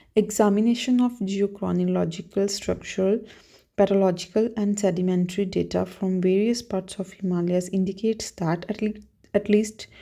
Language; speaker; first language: English; non-native, local second language; Punjabi